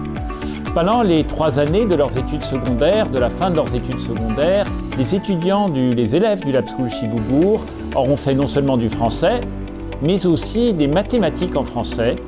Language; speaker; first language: French; native; French